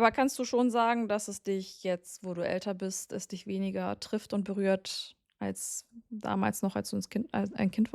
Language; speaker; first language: German; native; German